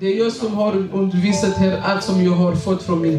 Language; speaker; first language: Swedish; non-native, learner; Swahili